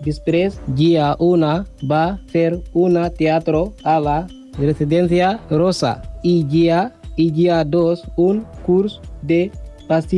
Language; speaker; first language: Catalan; non-native, learner; Spanish